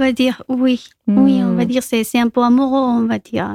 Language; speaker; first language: French; non-native, local second language; Spanish